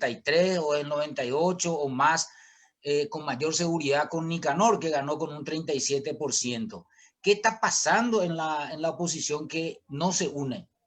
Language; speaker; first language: Spanish; native; Spanish